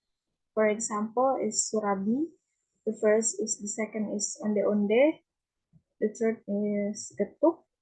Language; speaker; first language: English; non-native, learner; Indonesian